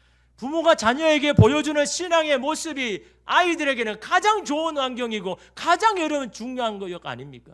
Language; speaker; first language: Korean; native; Korean